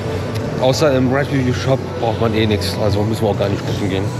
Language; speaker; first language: German; native; German